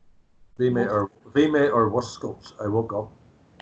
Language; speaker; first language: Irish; non-native, local second language; English